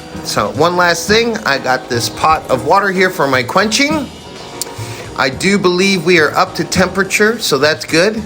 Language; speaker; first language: English; native; English